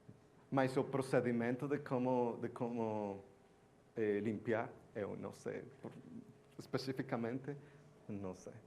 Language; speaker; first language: Portuguese; non-native, learner; Spanish